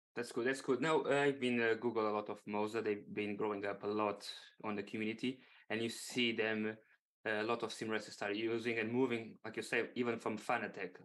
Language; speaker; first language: English; non-native, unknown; Portuguese